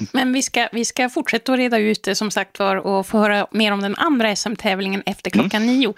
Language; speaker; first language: Swedish; native; Swedish